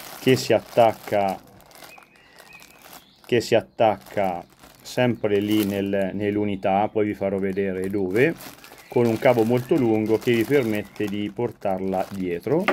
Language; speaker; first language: Italian; native; Italian